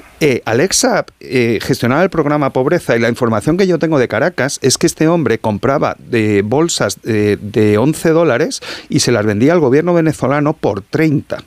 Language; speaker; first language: Spanish; native; Spanish